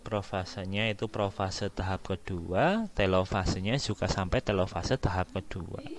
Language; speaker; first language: Indonesian; native; Indonesian